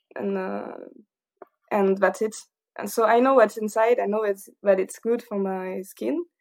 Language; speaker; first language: English; non-native, fluent; French